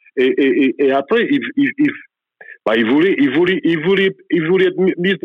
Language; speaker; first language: French; non-native, fluent; English